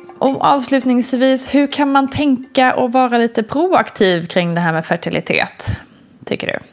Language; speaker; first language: Swedish; native; Swedish